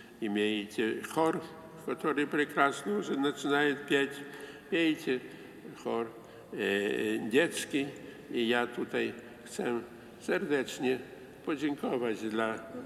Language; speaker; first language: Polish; non-native, local second language; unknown